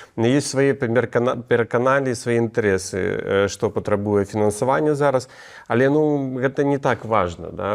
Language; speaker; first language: Belarusian; non-native, local second language; Russian